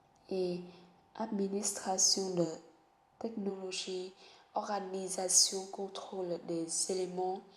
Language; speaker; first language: French; non-native, learner; Vietnamese